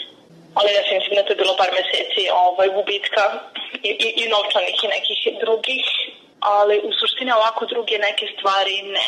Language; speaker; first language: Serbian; non-native, local second language; Hungarian